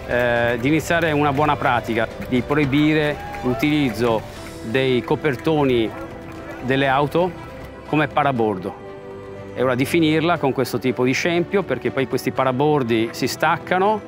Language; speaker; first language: Italian; native; Italian